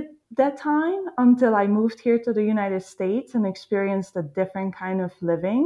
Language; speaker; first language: English; non-native, fluent; Hungarian